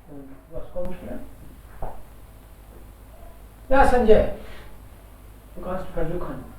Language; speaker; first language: German; non-native, fluent; Hindi